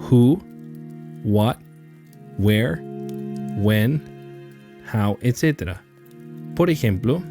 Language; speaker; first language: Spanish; non-native, fluent; English